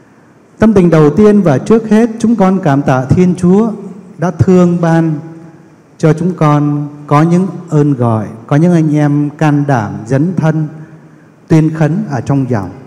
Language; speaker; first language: Vietnamese; native; Vietnamese